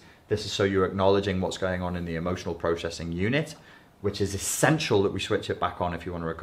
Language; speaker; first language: English; native; English